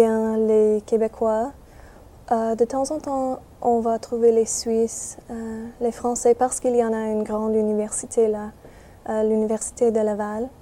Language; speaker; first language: French; non-native, fluent; English